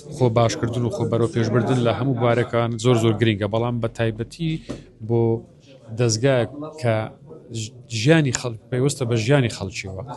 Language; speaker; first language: Central Kurdish; native; Central Kurdish